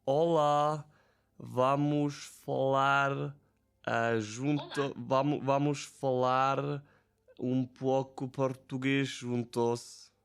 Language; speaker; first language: Portuguese; non-native, learner; German